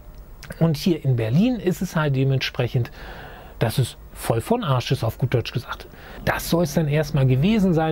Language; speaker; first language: German; native; German